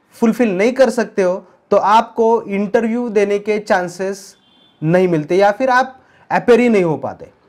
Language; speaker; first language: Hindi; non-native, local second language; Marathi